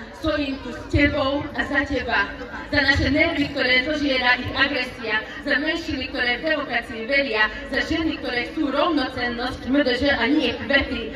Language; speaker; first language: Slovak; non-native, local second language; Hungarian